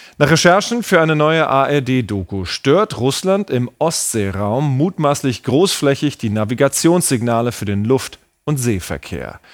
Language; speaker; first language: German; native; German